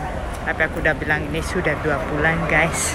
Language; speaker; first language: Indonesian; non-native, fluent; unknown